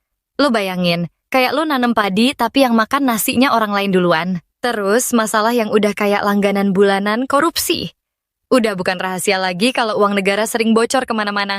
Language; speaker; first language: Indonesian; native; Indonesian